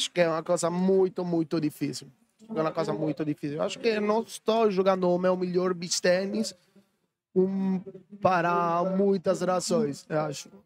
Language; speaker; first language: Portuguese; non-native, learner; Italian